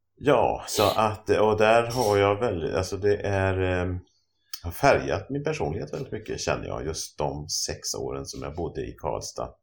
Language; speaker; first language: Swedish; native; Swedish